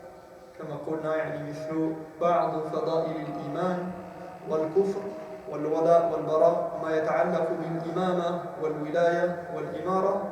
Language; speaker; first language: Arabic; non-native, fluent; French